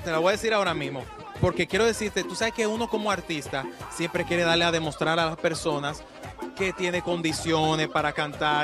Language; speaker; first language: Spanish; native; Spanish